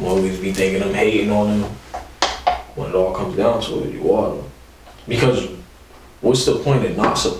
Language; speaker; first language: English; native; English